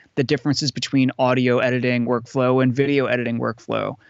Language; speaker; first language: English; native; English